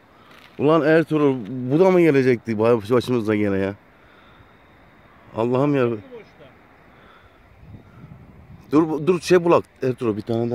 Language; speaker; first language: Turkish; native; Turkish